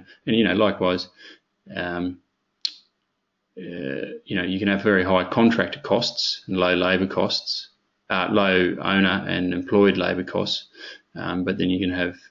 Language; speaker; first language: English; native; English